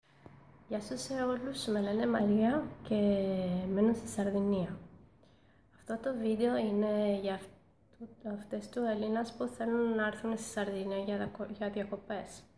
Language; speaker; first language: Greek; non-native, learner; Italian